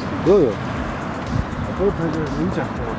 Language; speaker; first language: Mongolian; native; Mongolian